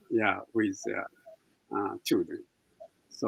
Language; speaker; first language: English; non-native, fluent; Japanese